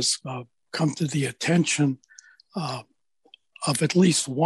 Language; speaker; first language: English; native; English